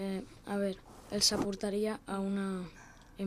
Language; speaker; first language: Catalan; non-native, local second language; Spanish